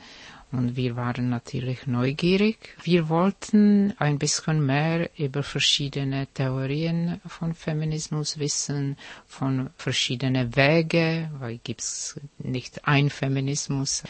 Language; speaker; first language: German; non-native, fluent; Czech